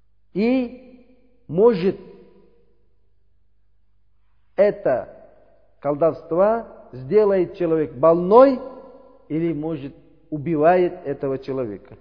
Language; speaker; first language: Russian; non-native, learner; Uzbek